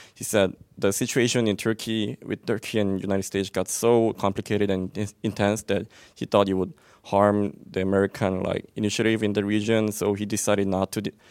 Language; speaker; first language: English; non-native, fluent; Korean